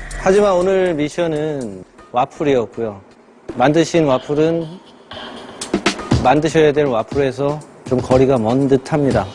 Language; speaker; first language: Korean; native; Korean